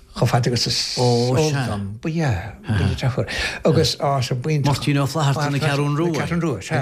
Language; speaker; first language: Irish; native; Irish